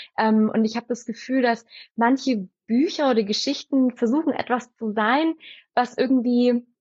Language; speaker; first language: German; early bilingual, other home language; Persian